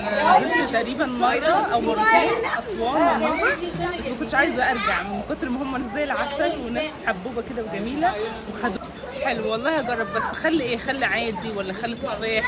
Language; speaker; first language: Arabic; native; Arabic